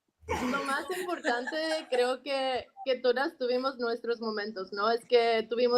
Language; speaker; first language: Spanish; non-native, fluent; Czech